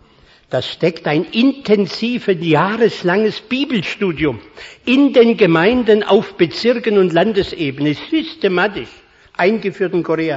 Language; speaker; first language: German; native; German